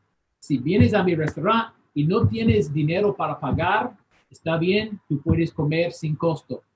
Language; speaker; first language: Spanish; non-native, fluent; English